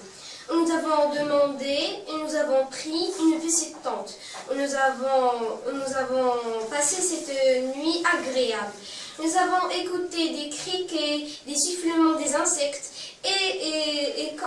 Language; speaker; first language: French; non-native, local second language; Arabic